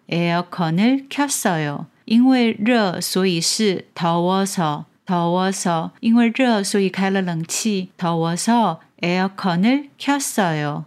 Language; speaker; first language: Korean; non-native, fluent; Chinese